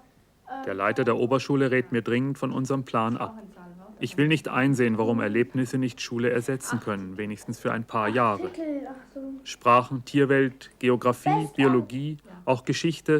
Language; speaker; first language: German; native; German